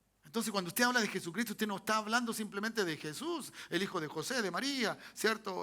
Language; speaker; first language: Spanish; native; Spanish